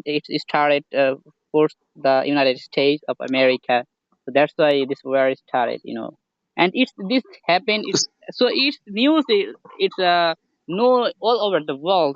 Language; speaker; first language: English; non-native, learner; Bangla